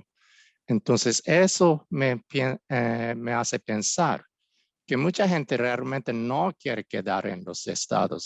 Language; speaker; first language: Spanish; non-native, fluent; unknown